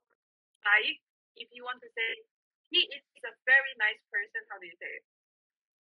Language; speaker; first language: English; non-native, fluent; Indonesian